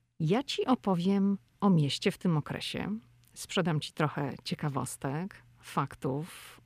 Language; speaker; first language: Polish; native; Polish